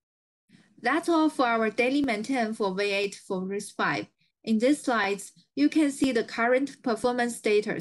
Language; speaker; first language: English; non-native, fluent; Chinese